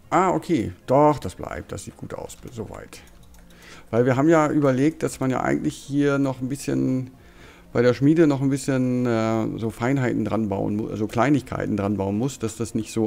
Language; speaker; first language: German; native; German